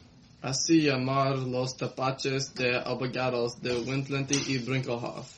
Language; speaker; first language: Spanish; non-native, learner; English